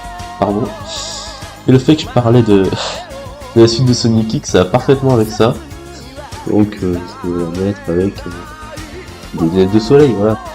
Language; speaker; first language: French; native; French